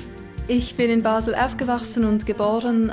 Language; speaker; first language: German; non-native, local second language; English